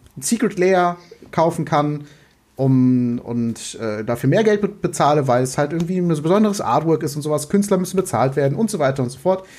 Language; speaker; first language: German; native; German